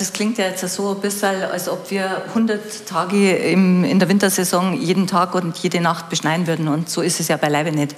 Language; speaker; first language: German; native; German